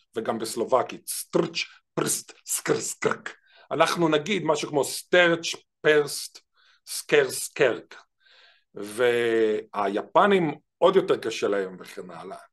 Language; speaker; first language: Hebrew; native; Hebrew